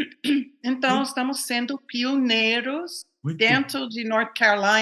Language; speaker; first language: Portuguese; non-native, fluent; English